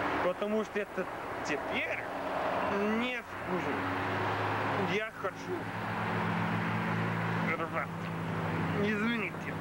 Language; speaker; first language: Russian; non-native, learner; English